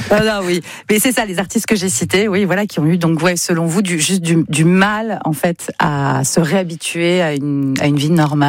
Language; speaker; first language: French; native; French